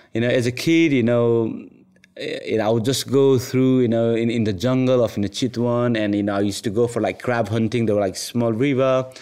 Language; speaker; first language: English; non-native, local second language; Nepali